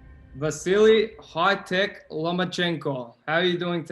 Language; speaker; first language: English; native; English